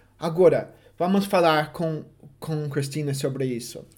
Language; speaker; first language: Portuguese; non-native, fluent; English